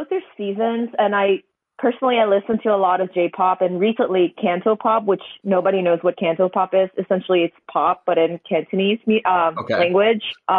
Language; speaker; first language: English; non-native, local second language; Cantonese